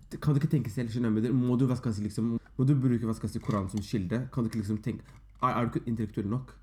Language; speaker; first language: Norwegian; early bilingual, other home language; Somali